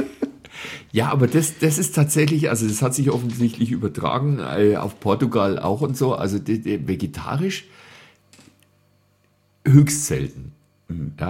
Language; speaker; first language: German; native; German